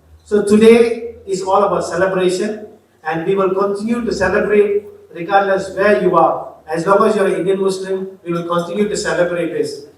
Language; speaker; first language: English; non-native, local second language; Tamil